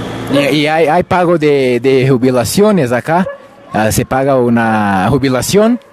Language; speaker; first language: Spanish; non-native, learner; Portuguese